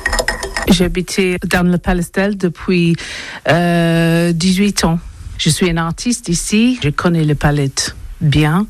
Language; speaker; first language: French; non-native, learner; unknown